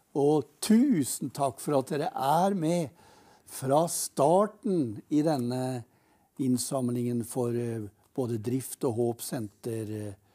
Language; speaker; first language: Norwegian; native; Norwegian